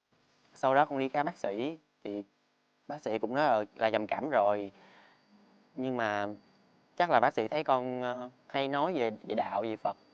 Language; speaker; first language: Vietnamese; native; Vietnamese